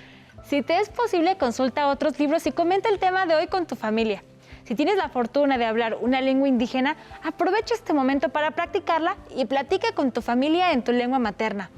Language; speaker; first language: Spanish; native; Spanish